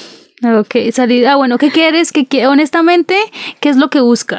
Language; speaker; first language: Spanish; native; Spanish